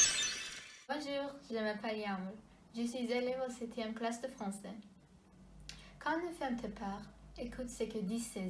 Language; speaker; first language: French; non-native, learner; Turkish